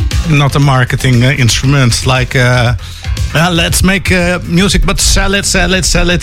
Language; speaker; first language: English; non-native, fluent; Dutch